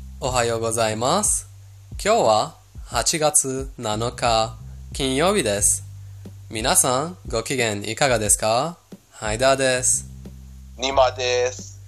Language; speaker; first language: Japanese; non-native, fluent; Persian